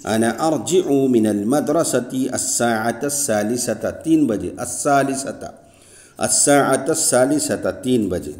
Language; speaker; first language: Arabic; non-native, fluent; Urdu